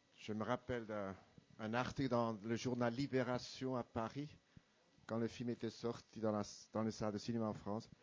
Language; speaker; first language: French; non-native, local second language; Italian